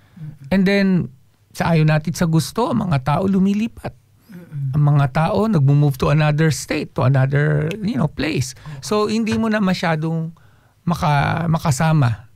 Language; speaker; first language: Filipino; native; Filipino